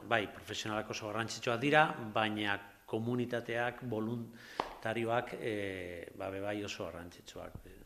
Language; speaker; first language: Basque; native; Basque